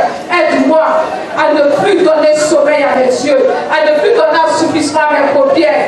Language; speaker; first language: French; non-native, local second language; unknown